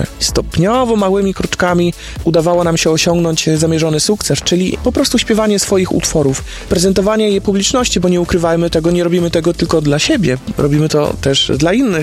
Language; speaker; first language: Polish; native; Polish